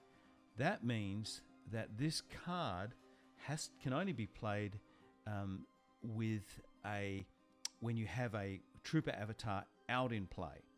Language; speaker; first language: English; native; English